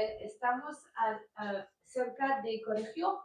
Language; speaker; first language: Spanish; non-native, learner; French